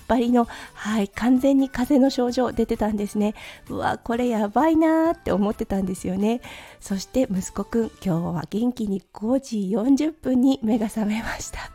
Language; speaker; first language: Japanese; native; Japanese